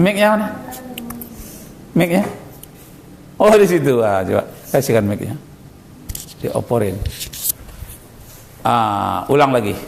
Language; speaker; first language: Indonesian; native; Indonesian